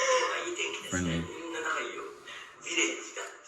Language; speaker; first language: Japanese; native; Japanese